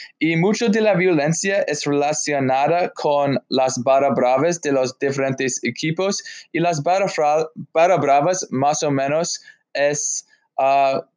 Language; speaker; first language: Spanish; non-native, learner; English